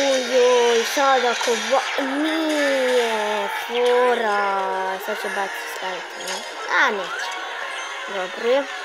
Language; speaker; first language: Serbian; early bilingual, heritage; Serbian